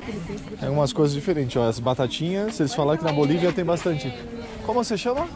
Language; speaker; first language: Portuguese; native; Portuguese